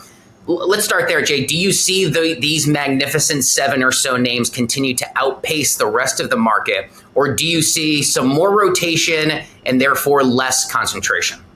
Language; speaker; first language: English; native; English